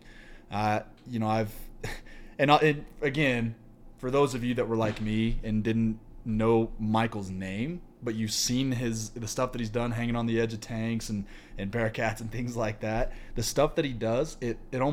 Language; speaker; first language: English; native; English